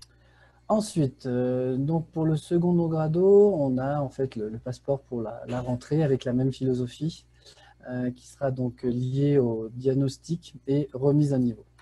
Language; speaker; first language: French; native; French